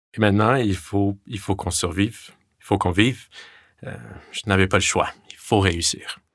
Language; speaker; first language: French; non-native, fluent; English